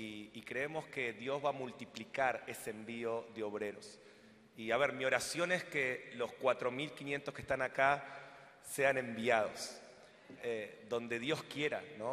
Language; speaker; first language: Spanish; native; Spanish